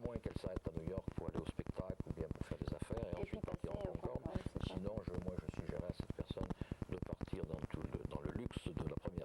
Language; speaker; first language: French; native; French